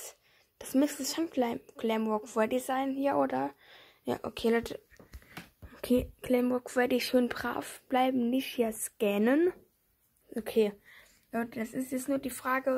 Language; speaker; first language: German; native; German